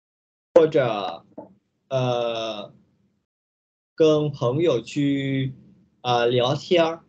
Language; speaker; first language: Chinese; non-native, learner; Vietnamese